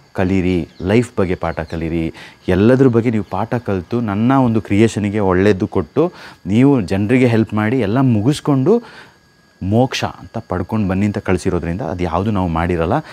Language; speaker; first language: Kannada; native; Kannada